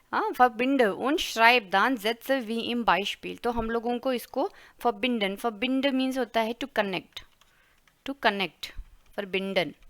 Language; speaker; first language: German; non-native, fluent; Hindi